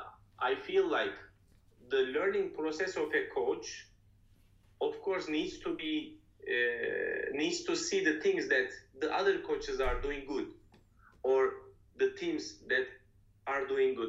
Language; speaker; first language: English; non-native, fluent; Turkish